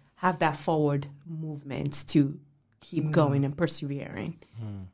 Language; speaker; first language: English; early bilingual, other home language; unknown